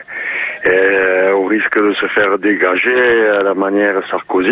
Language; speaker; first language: French; native; French